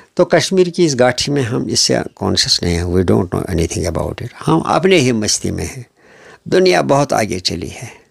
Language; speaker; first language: Hindi; non-native, local second language; Kashmiri